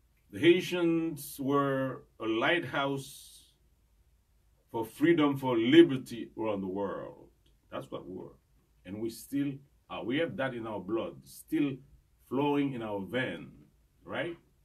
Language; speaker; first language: English; non-native, fluent; Haitian Creole